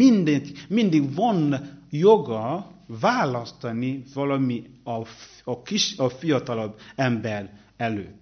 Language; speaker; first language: Hungarian; non-native, learner; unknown